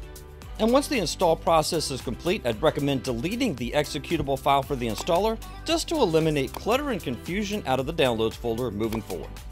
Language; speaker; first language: English; native; English